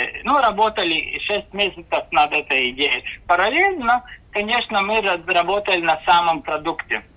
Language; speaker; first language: Russian; non-native, local second language; Latvian